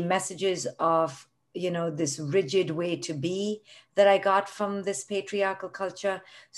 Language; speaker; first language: English; non-native, local second language; Hindi